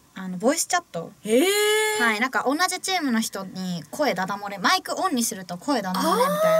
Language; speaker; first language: Japanese; native; Japanese